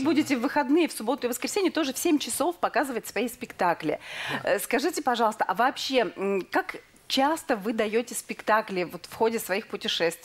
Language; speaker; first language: Russian; native; Russian